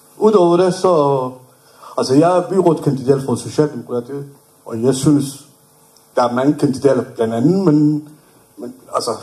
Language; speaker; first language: Danish; non-native, fluent; Somali